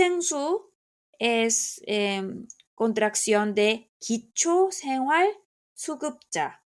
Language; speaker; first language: Spanish; non-native, fluent; Korean